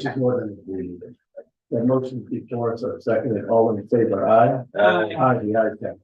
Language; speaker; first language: English; native; English